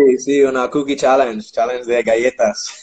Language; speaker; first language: Spanish; non-native, learner; English